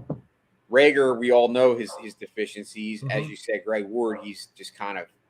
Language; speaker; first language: English; native; English